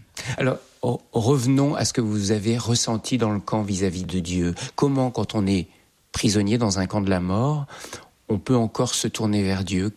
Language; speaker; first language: French; native; French